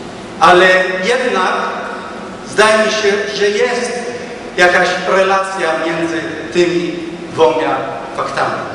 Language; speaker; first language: Polish; early bilingual, heritage; Polish